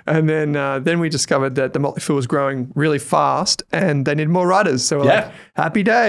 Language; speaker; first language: English; native; English